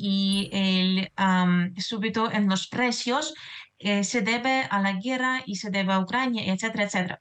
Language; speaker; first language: Spanish; non-native, fluent; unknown